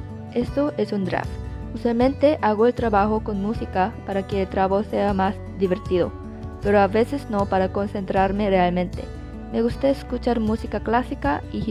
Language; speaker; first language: Spanish; non-native, learner; Korean